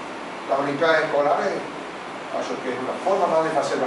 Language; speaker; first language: Portuguese; non-native, fluent; Spanish